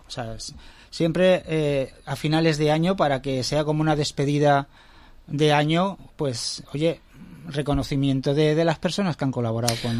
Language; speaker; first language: Spanish; native; Spanish